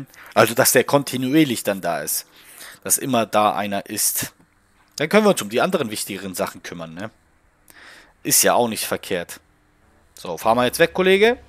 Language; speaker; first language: German; native; German